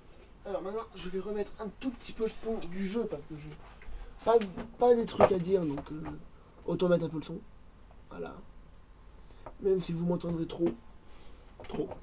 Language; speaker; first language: French; native; French